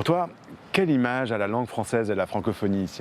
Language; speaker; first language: French; native; French